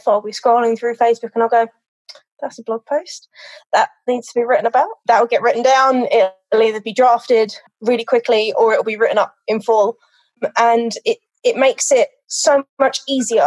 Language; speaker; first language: English; native; English